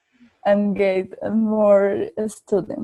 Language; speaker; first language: English; non-native, learner; Spanish